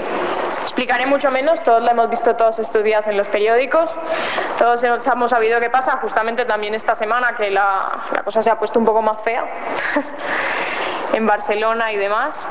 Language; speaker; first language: Spanish; native; Spanish